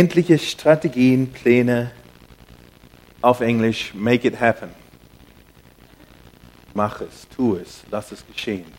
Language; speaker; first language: German; non-native, fluent; English